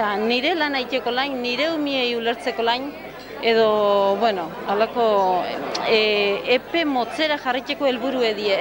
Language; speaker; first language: Basque; native; Basque